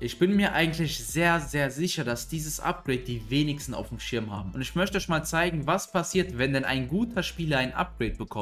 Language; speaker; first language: German; native; German